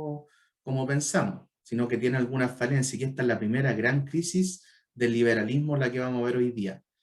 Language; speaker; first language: Spanish; native; Spanish